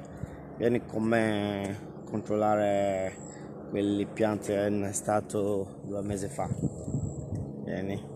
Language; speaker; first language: Italian; non-native, learner; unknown